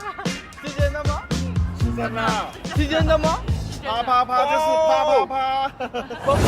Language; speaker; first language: Chinese; non-native, learner; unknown